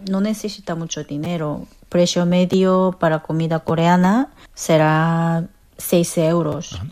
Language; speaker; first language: Spanish; non-native, fluent; Korean